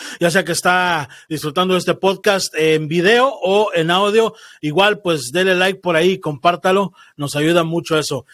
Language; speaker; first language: Spanish; native; Spanish